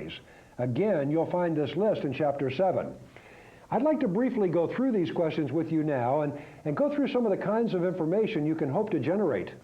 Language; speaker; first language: English; native; English